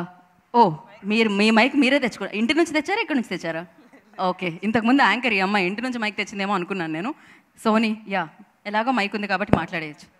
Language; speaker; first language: Telugu; native; Telugu